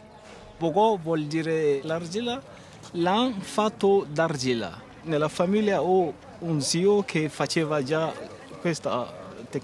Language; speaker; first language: Italian; non-native, learner; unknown